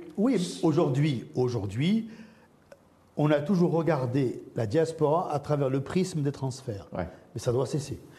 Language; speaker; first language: French; early bilingual, other home language; Arabic